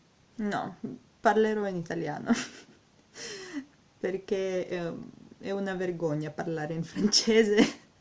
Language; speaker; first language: Italian; non-native, learner; Russian